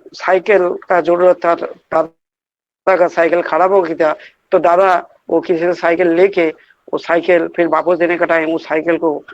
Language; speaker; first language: Hindi; non-native, local second language; Bangla